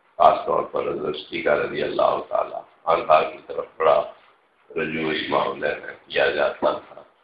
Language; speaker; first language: Urdu; non-native, local second language; Punjabi